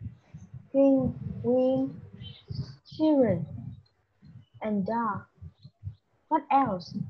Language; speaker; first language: English; non-native, fluent; Vietnamese